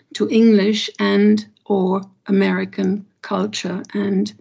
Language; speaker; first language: English; non-native, fluent; German